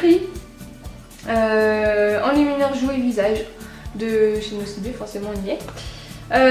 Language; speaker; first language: French; native; French